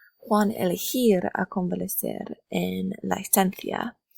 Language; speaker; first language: Spanish; non-native, learner; English